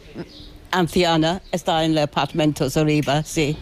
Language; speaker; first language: Spanish; non-native, learner; English